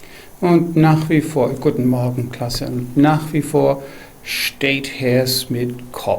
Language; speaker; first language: German; non-native, fluent; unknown